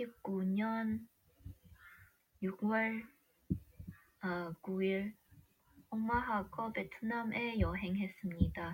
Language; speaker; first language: Korean; non-native, learner; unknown